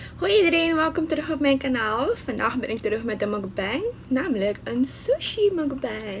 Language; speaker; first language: Dutch; non-native, local second language; Papiamento